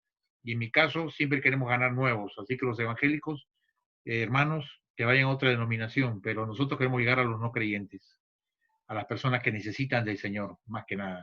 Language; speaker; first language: Spanish; native; Spanish